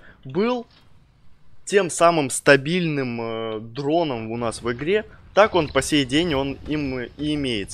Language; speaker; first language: Russian; native; Russian